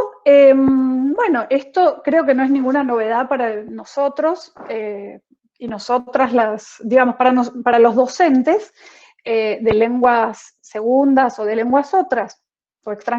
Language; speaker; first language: Spanish; native; Spanish